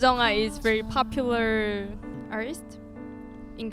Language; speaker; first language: English; non-native, learner; Korean